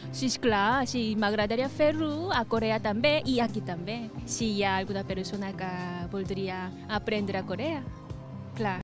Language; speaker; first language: Catalan; non-native, learner; Korean